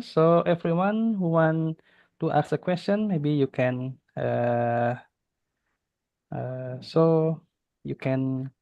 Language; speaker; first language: English; non-native, fluent; Indonesian